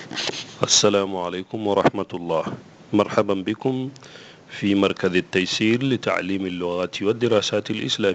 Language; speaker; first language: Arabic; non-native, fluent; Hausa